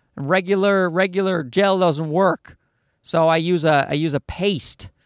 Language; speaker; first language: English; native; English